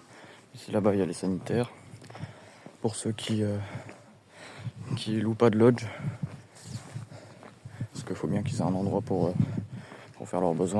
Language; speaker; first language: French; native; French